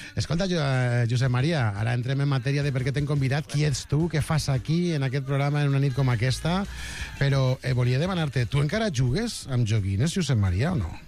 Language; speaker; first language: Catalan; native; Catalan